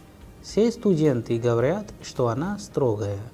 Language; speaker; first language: Russian; non-native, fluent; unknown